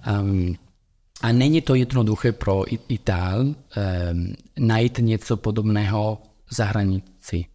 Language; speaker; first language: Czech; non-native, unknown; Italian